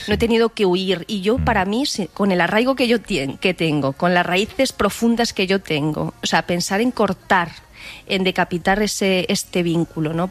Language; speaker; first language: Spanish; native; Spanish